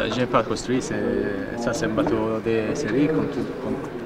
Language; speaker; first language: French; non-native, learner; Italian